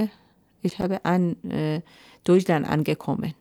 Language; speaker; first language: German; non-native, learner; Persian